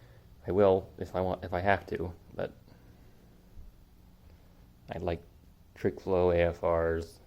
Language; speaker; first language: English; native; English